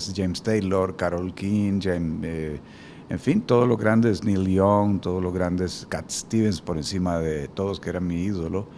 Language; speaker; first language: Spanish; native; Spanish